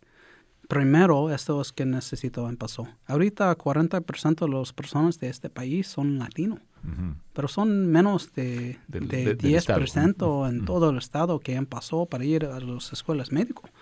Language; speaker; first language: Spanish; early bilingual, heritage; English